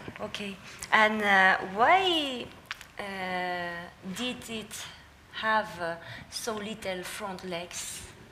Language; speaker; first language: English; non-native, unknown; Spanish